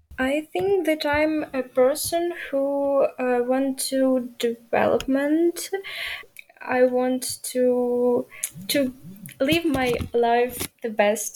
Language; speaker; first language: English; non-native, learner; Ukrainian